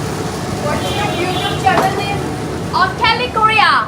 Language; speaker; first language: English; non-native, learner; Korean